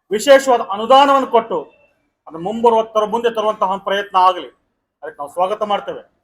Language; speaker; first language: Kannada; non-native, local second language; Lambadi